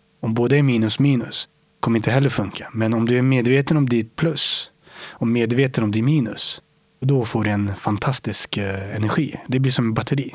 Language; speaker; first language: Swedish; early bilingual, other home language; Romany